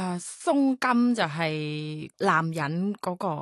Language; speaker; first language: Cantonese; non-native, learner; Thai